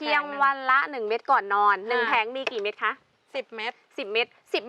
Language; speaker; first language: Thai; native; Thai